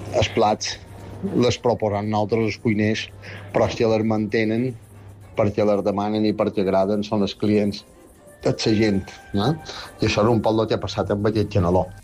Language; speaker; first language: Catalan; native; Catalan